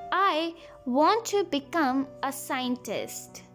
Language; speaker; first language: English; non-native, local second language; Hindi